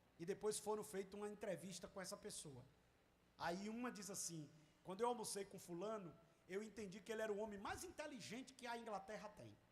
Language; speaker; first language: Portuguese; native; Portuguese